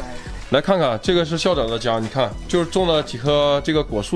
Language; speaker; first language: Chinese; native; Chinese